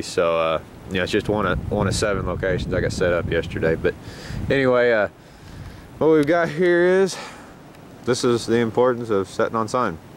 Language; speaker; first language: English; native; English